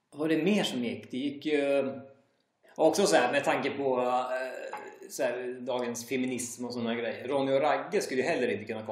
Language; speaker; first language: Swedish; native; Swedish